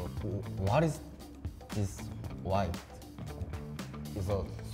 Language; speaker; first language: English; non-native, learner; Korean